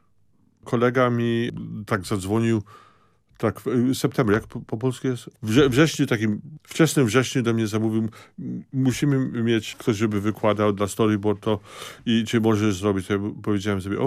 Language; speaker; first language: Polish; early bilingual, heritage; Polish